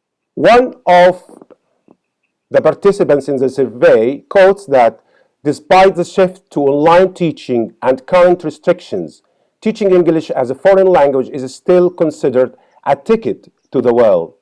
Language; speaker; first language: English; non-native, fluent; Arabic